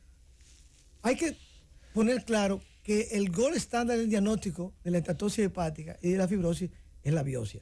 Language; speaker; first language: Spanish; native; Spanish